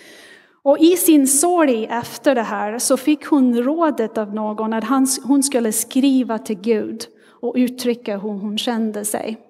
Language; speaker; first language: Swedish; non-native, fluent; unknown